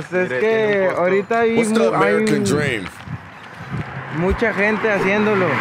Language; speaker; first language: Spanish; native; Spanish